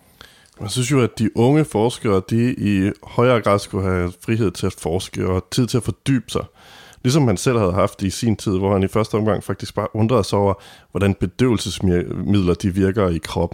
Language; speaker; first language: Danish; native; Danish